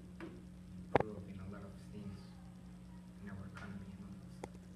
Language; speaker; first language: English; non-native, learner; Spanish